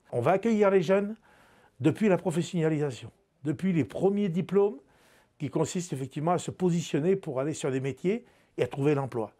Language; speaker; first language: French; native; French